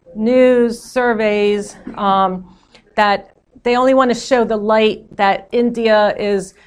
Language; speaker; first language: English; native; English